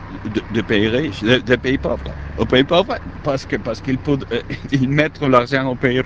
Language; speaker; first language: French; non-native, learner; Spanish